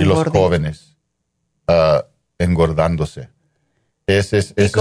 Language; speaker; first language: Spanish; non-native, fluent; English